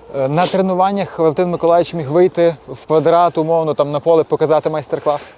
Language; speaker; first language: Ukrainian; native; Ukrainian